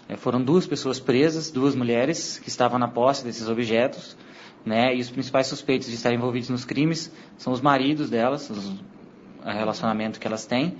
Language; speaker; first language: Portuguese; native; Portuguese